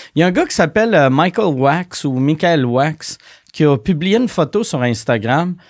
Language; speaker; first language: French; native; French